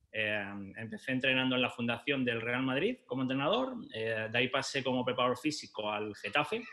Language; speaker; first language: Spanish; native; Spanish